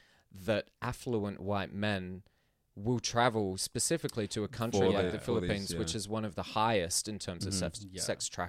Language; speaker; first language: English; non-native, local second language; Filipino